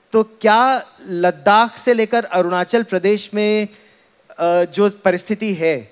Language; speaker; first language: Hindi; native; Hindi